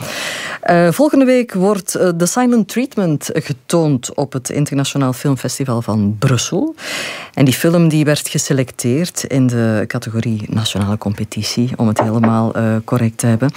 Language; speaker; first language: Dutch; native; Dutch